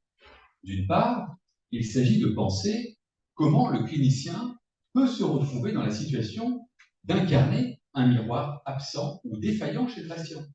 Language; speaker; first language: French; native; French